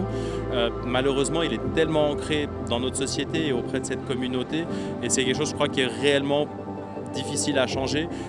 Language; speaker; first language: French; native; French